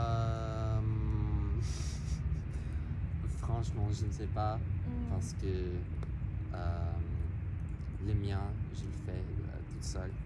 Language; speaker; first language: French; non-native, learner; English